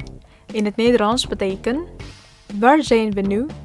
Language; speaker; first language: Dutch; non-native, learner; Indonesian